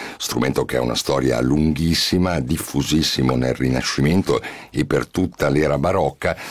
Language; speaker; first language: Italian; native; Italian